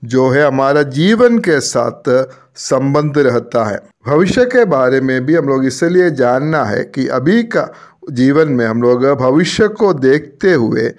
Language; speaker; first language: Hindi; non-native, local second language; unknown